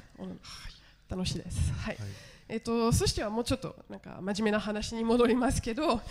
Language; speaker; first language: Japanese; non-native, fluent; French